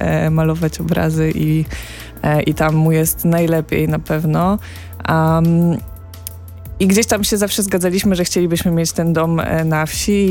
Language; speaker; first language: Polish; native; Polish